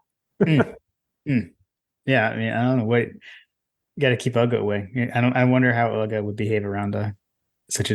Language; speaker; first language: English; native; English